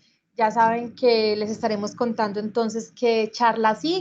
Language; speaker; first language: Spanish; native; Spanish